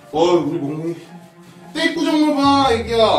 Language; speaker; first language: Korean; native; Korean